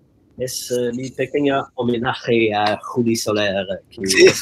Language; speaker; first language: Spanish; non-native, learner; French